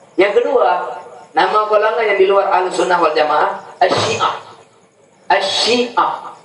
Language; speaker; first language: Malay; non-native, local second language; Achinese